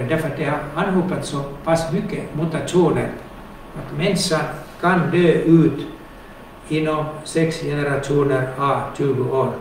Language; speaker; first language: Swedish; non-native, local second language; Finnish